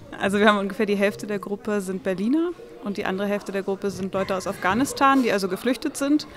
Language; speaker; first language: German; native; German